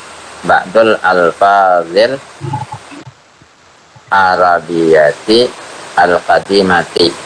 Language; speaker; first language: Arabic; non-native, learner; Indonesian